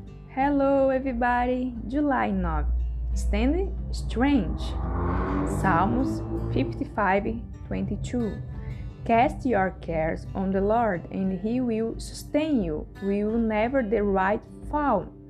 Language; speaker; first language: English; non-native, learner; Portuguese